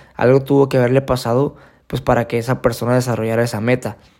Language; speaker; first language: Spanish; native; Spanish